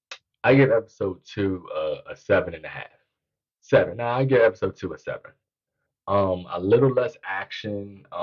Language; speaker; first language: English; native; English